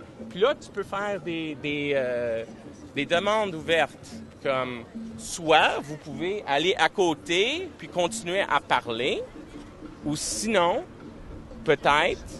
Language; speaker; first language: French; non-native, local second language; English